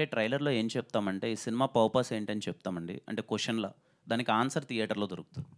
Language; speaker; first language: Telugu; native; Telugu